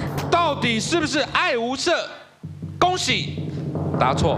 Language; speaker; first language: Chinese; native; Chinese